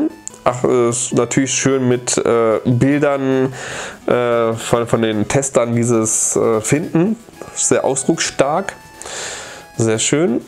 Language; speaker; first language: German; native; German